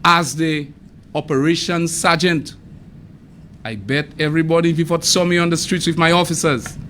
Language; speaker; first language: English; non-native, local second language; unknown